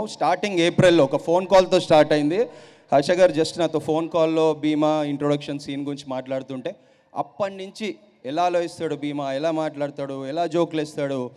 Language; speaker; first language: Telugu; native; Telugu